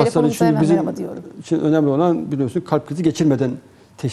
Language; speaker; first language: Turkish; native; Turkish